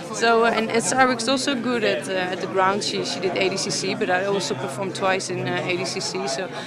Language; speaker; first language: English; non-native, fluent; Dutch